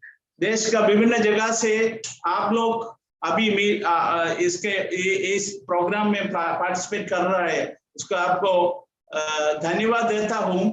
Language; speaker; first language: Hindi; non-native, local second language; Malayalam